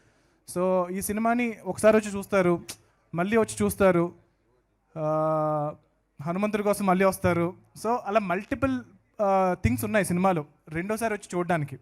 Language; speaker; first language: Telugu; native; Telugu